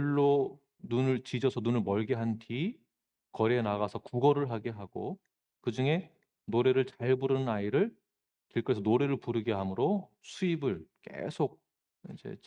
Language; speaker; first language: Korean; native; Korean